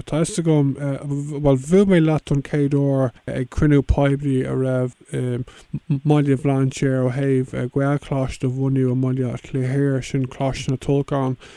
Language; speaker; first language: Irish; native; Irish